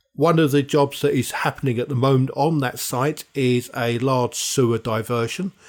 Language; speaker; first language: English; native; English